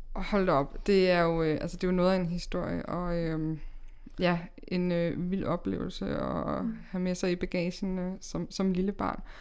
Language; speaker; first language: Danish; native; Danish